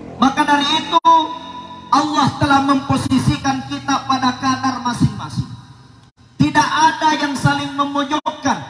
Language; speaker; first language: Indonesian; non-native, local second language; Buginese